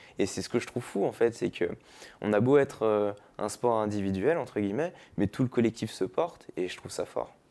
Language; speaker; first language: French; native; French